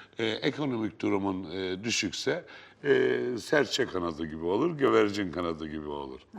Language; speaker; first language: Turkish; native; Turkish